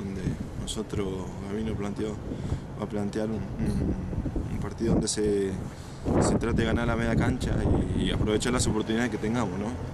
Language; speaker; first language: Spanish; native; Spanish